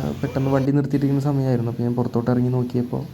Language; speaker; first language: Malayalam; native; Malayalam